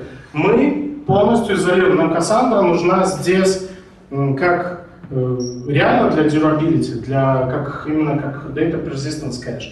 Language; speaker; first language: Russian; native; Russian